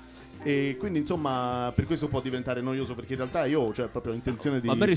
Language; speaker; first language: Italian; native; Italian